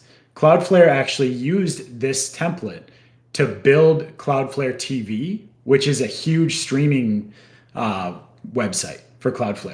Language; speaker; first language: English; native; English